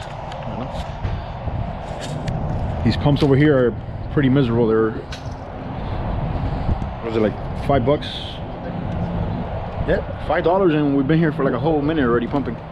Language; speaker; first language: English; native; English